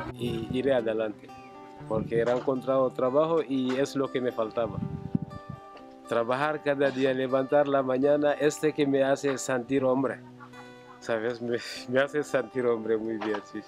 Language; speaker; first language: Spanish; non-native, learner; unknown